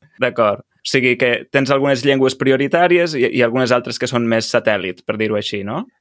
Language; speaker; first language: Catalan; native; Catalan